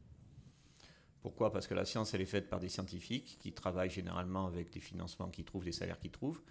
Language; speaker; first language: French; native; French